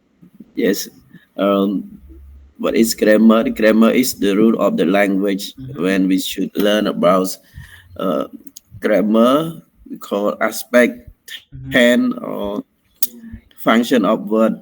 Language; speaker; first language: English; non-native, learner; Khmer